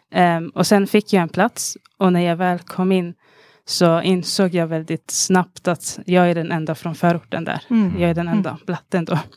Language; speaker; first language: Swedish; early bilingual, other home language; Arabic